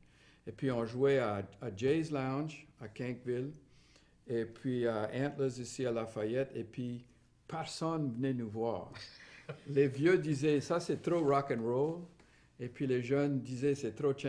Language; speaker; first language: French; non-native, local second language; English